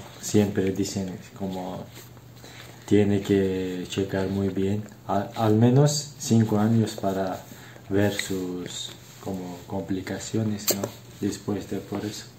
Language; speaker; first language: Spanish; non-native, learner; Turkish